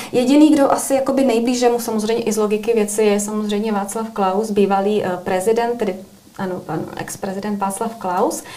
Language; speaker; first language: Czech; native; Czech